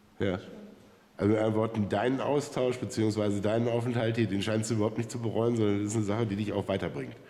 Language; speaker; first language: German; native; German